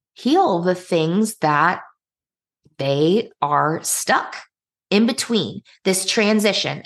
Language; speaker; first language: English; native; English